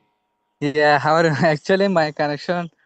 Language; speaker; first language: English; non-native, learner; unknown